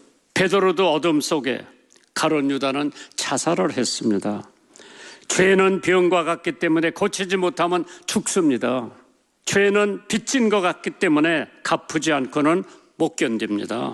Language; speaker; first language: Korean; native; Korean